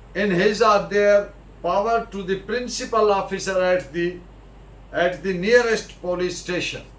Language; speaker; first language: English; non-native, local second language; Urdu